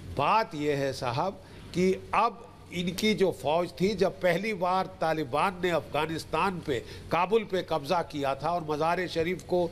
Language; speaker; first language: Hindi; native; Hindi